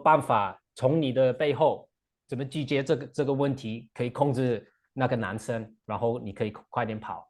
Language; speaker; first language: Chinese; non-native, fluent; English